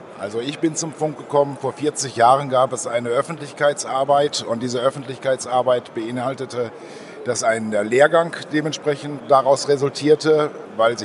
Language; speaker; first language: German; native; German